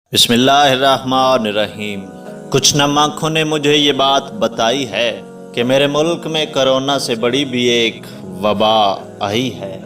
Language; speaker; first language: Urdu; native; Urdu